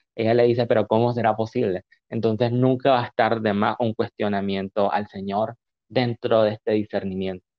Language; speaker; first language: Spanish; native; Spanish